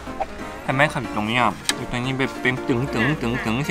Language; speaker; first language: Thai; non-native, fluent; Korean